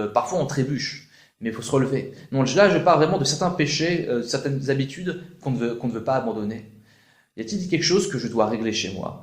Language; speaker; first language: French; native; French